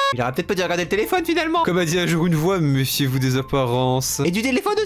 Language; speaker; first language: French; native; French